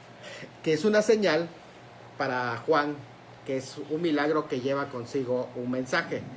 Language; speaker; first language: Spanish; native; Spanish